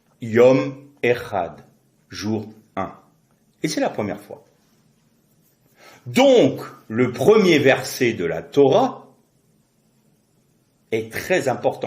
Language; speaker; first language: French; native; French